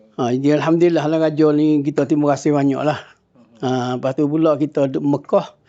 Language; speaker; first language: Malay; native; Malay